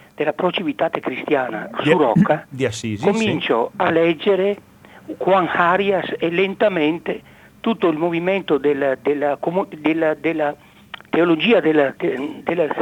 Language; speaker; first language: Italian; native; Italian